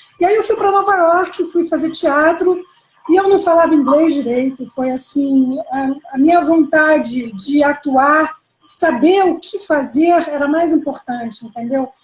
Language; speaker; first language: Portuguese; native; Portuguese